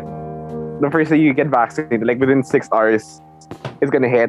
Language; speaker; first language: English; non-native, local second language; Filipino